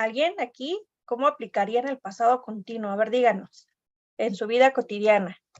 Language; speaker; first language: Spanish; native; Spanish